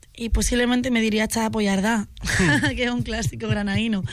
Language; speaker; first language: Spanish; native; Spanish